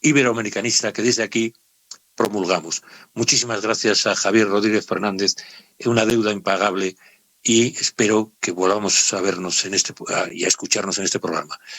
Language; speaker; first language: Spanish; native; Spanish